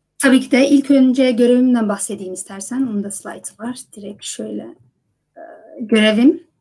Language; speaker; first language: Turkish; early bilingual, heritage; Turkish